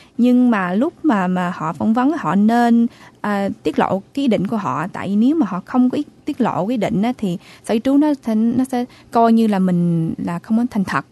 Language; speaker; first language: Vietnamese; early bilingual, heritage; Vietnamese